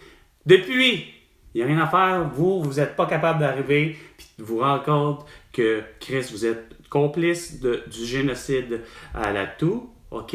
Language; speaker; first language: French; native; French